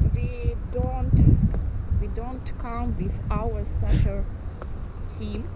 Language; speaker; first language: English; non-native, fluent; Russian